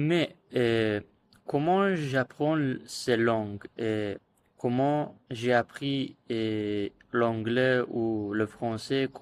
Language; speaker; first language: French; non-native, learner; Azerbaijani